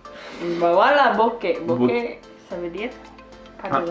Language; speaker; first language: French; non-native, learner; Indonesian